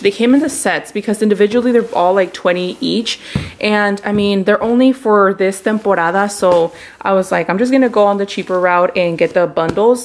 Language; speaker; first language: English; early bilingual, other home language; Spanish